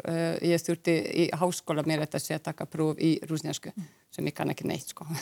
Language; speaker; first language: Icelandic; non-native, fluent; Hungarian